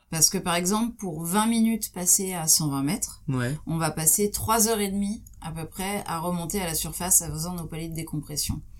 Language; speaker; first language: French; native; French